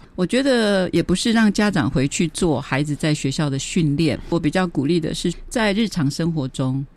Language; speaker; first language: Chinese; native; Chinese